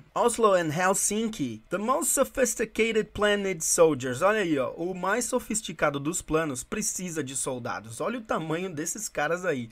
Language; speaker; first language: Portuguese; native; Portuguese